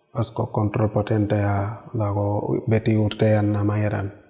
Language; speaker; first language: Basque; non-native, learner; Wolof